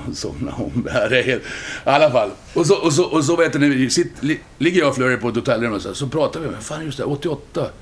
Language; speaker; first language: Swedish; native; Swedish